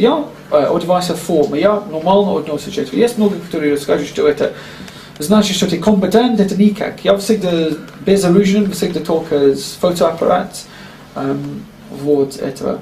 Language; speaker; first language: Russian; non-native, learner; English